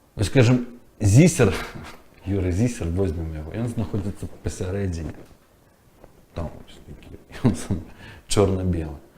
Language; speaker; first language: Belarusian; native; Belarusian